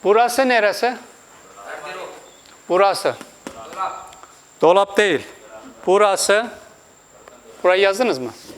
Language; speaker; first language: Turkish; non-native, fluent; Urdu